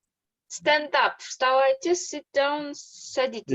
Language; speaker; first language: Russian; non-native, local second language; Kyrgyz